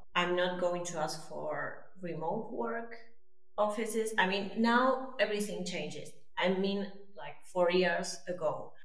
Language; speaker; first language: English; non-native, fluent; Spanish